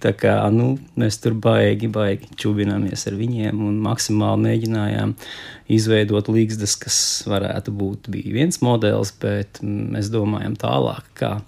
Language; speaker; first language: Latvian; native; Latvian